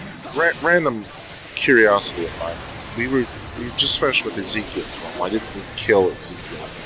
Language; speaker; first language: English; native; English